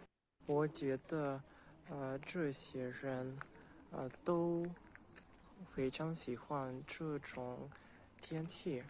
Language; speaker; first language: Chinese; non-native, learner; Russian